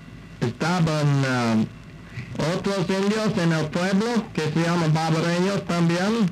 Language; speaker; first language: Spanish; non-native, fluent; English